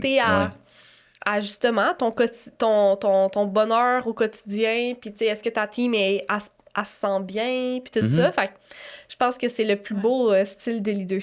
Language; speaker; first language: French; native; French